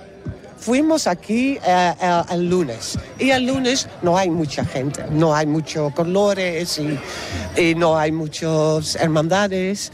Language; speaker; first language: Spanish; non-native, fluent; Dutch